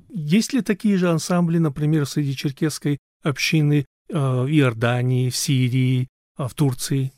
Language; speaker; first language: Russian; non-native, local second language; Chechen